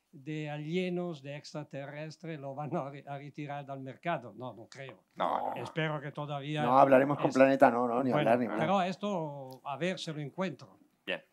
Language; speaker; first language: Spanish; non-native, learner; Italian